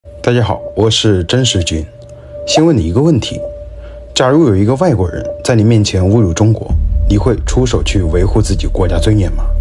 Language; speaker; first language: Chinese; native; Chinese